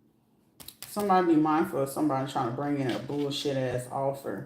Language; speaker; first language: English; native; English